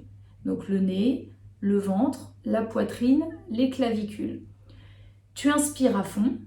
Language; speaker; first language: French; native; French